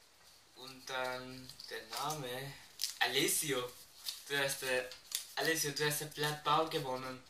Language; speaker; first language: German; early bilingual, other home language; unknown